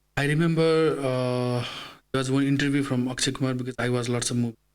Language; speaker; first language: English; non-native, fluent; Nepali